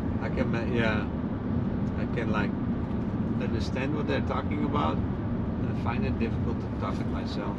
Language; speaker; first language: English; non-native, fluent; Dutch